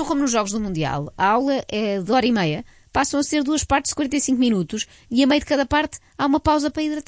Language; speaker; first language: Portuguese; native; Portuguese